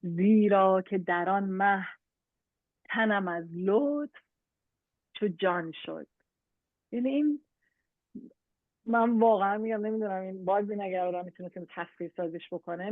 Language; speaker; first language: Persian; native; Persian